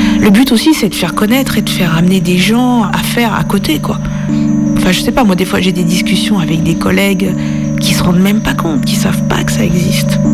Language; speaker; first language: French; native; French